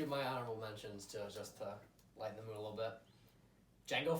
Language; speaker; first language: English; native; English